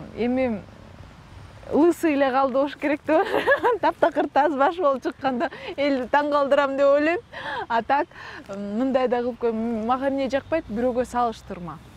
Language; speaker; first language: Kyrgyz; non-native, local second language; Russian